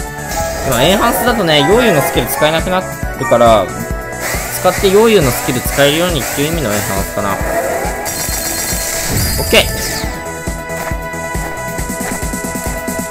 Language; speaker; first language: Japanese; native; Japanese